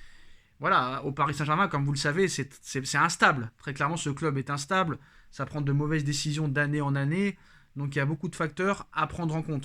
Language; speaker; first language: French; native; French